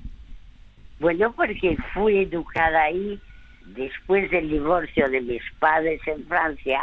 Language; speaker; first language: Spanish; early bilingual, other home language; French